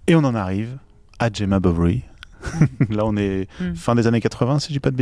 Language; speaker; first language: French; native; French